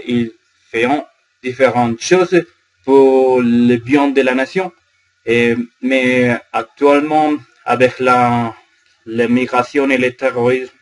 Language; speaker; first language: French; non-native, learner; Spanish